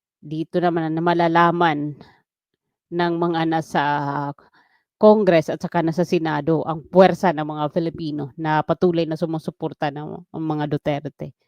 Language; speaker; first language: Filipino; non-native, local second language; Waray